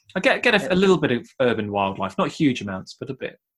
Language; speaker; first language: English; native; English